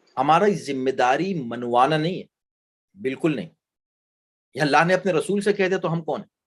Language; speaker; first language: Urdu; native; Urdu